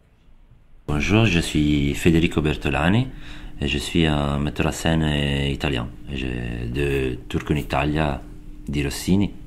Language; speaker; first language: French; non-native, learner; Italian